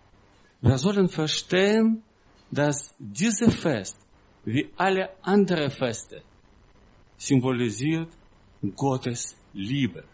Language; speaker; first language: German; non-native, learner; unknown